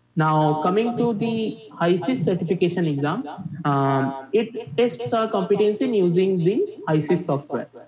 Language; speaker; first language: English; non-native, local second language; Bangla